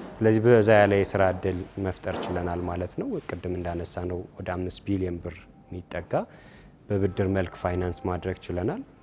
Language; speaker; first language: Amharic; native; Amharic